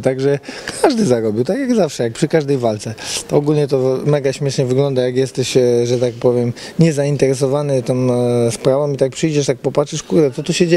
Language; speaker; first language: Polish; native; Polish